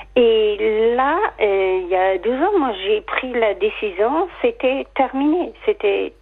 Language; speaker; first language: French; native; French